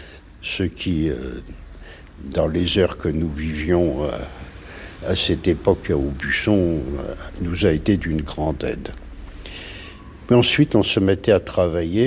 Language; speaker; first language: French; native; French